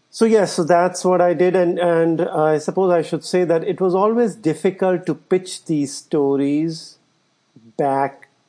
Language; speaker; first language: English; non-native, local second language; Urdu